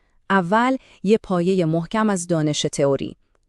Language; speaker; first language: Persian; native; Persian